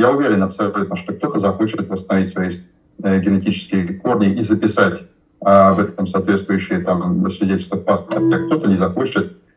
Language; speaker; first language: Russian; native; Russian